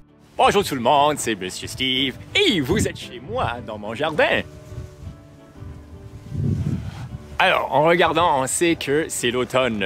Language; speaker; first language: French; non-native, local second language; English